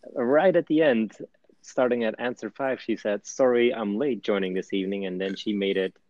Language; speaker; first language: English; non-native, fluent; Dutch